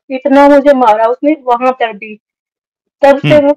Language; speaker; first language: Hindi; native; Hindi